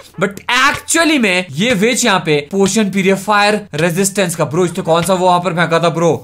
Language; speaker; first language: Hindi; native; Hindi